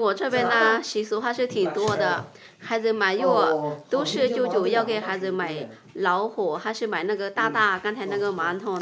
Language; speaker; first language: Chinese; non-native, fluent; Lao